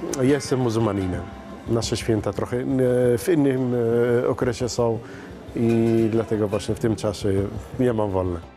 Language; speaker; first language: Polish; non-native, fluent; Arabic